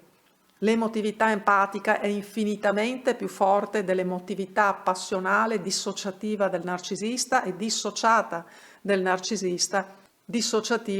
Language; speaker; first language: Italian; native; Italian